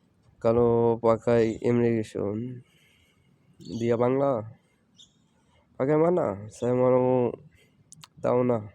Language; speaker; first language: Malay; non-native, learner; Bangla